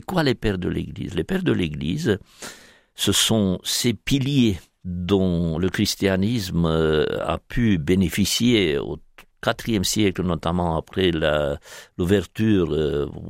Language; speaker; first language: French; non-native, fluent; Romanian